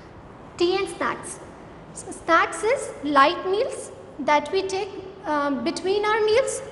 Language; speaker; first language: English; non-native, local second language; Hindi